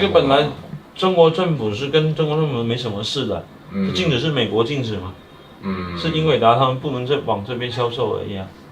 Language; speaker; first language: Chinese; native; Chinese